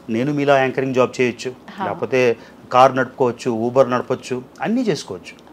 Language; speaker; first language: Telugu; native; Telugu